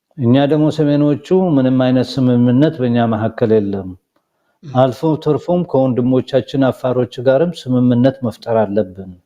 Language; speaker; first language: Amharic; non-native, local second language; Somali